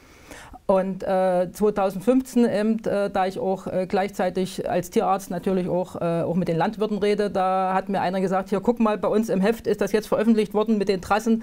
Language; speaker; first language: German; native; German